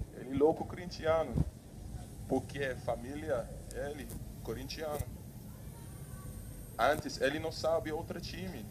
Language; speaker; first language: Portuguese; non-native, learner; English